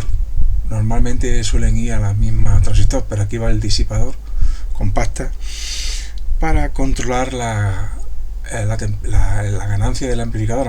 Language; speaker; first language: Spanish; native; Spanish